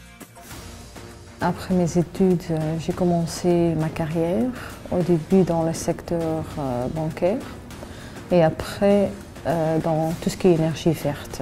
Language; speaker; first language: French; early bilingual, other home language; Arabic